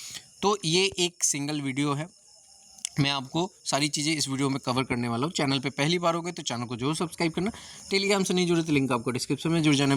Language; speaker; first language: Hindi; native; Hindi